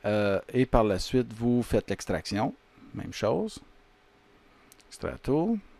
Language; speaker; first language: French; native; French